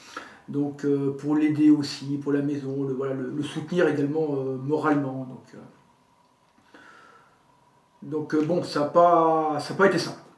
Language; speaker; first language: French; native; French